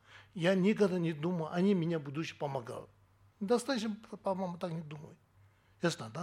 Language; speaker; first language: Russian; non-native, learner; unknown